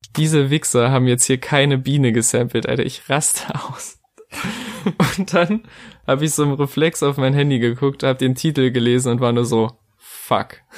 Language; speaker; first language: German; native; German